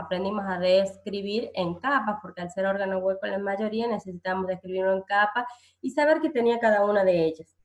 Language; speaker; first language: Spanish; native; Spanish